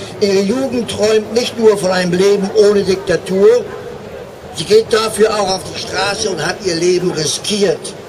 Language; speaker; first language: German; native; German